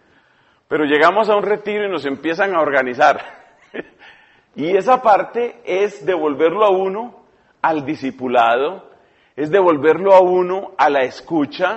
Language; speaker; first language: Spanish; native; Spanish